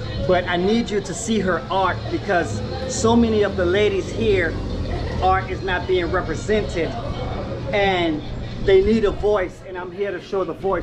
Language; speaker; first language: English; native; English